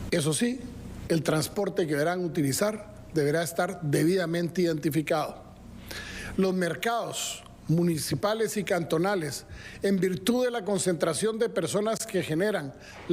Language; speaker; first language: Spanish; native; Spanish